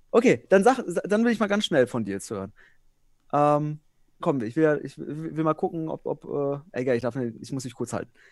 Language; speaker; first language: German; early bilingual, other home language; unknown